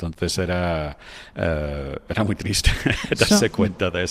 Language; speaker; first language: Spanish; non-native, fluent; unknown